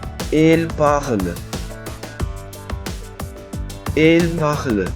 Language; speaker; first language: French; non-native, fluent; Amharic